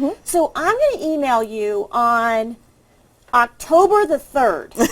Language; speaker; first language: English; native; English